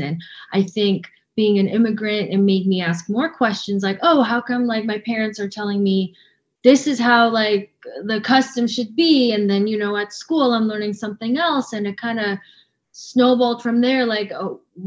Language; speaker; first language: English; native; English